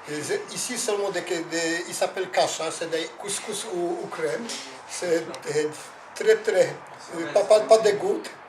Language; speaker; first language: French; non-native, learner; Polish